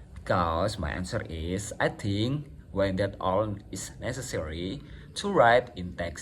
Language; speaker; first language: English; non-native, learner; Indonesian